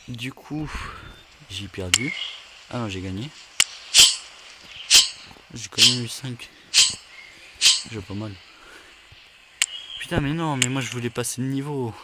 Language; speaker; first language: French; native; French